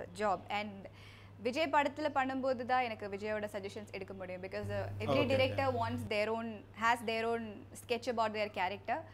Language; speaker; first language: Tamil; non-native, local second language; Malayalam